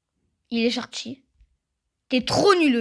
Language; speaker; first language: French; native; French